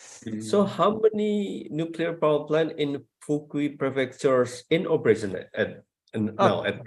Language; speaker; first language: English; non-native, fluent; Indonesian